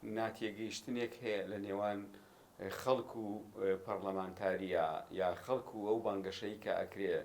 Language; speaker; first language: Central Kurdish; native; Central Kurdish